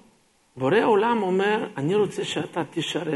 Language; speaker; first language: Hebrew; non-native, fluent; Russian